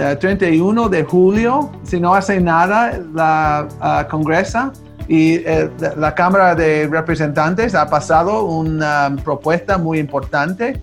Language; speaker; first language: Spanish; early bilingual, heritage; Spanish